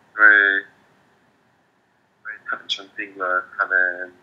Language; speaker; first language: Chinese; non-native, learner; English